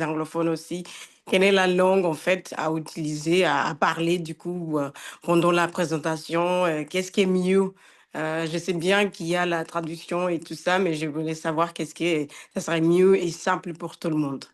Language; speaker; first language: French; non-native, fluent; Portuguese